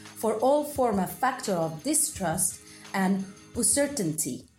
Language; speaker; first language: English; non-native, fluent; Italian